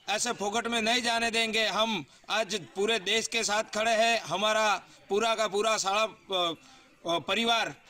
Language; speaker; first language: Hindi; non-native, local second language; Gujarati